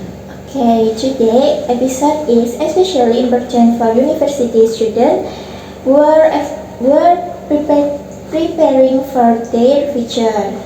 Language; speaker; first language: English; non-native, learner; Indonesian